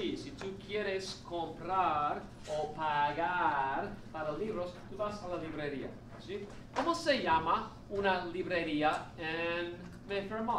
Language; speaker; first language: Spanish; non-native, fluent; English